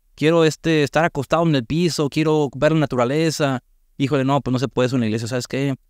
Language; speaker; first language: Spanish; native; Spanish